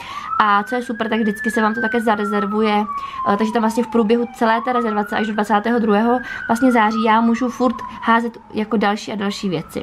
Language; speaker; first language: Czech; native; Czech